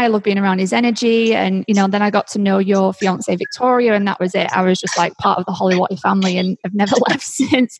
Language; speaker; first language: English; native; English